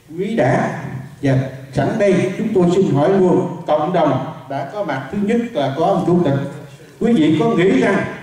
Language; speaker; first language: Vietnamese; native; Vietnamese